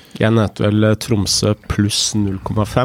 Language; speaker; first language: Norwegian; native; Norwegian